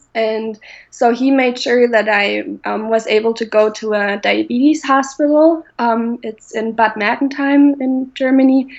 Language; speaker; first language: English; non-native, fluent; German